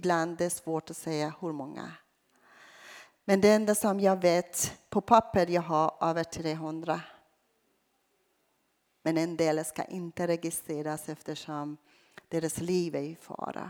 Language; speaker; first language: Swedish; non-native, fluent; Persian